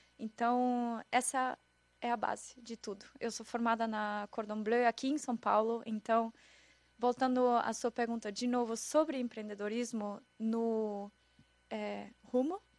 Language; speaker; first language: Portuguese; non-native, fluent; German